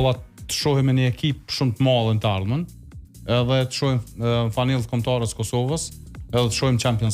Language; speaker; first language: Albanian; native; Albanian